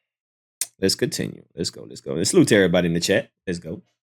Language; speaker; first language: English; native; English